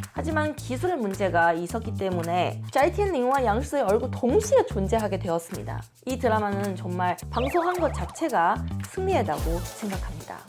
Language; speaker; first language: Korean; non-native, fluent; Chinese